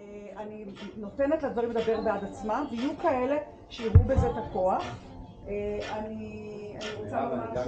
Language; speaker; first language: Hebrew; native; Hebrew